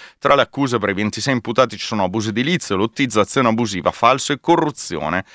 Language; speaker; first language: Italian; native; Italian